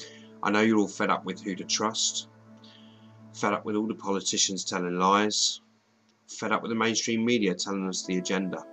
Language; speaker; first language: English; native; English